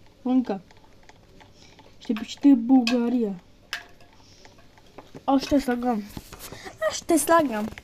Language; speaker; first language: Bulgarian; early bilingual, heritage; Bulgarian